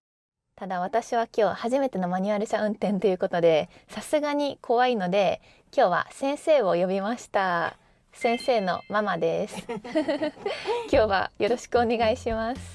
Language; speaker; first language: Japanese; native; Japanese